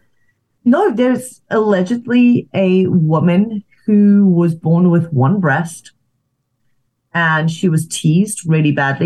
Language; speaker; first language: English; native; English